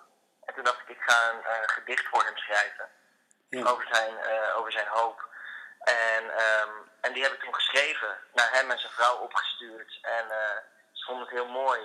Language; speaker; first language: Dutch; native; Dutch